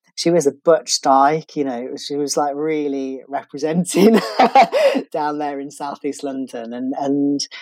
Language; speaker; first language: English; native; English